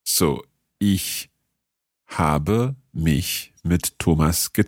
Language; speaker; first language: German; non-native, learner; English